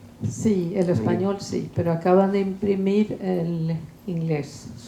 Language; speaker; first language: Spanish; non-native, fluent; Swedish